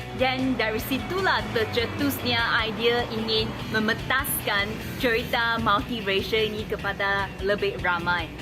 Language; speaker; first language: Malay; non-native, local second language; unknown